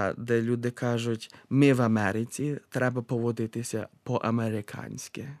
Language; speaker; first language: Ukrainian; early bilingual, heritage; Ukrainian